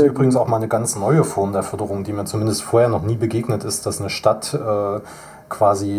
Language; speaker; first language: German; native; German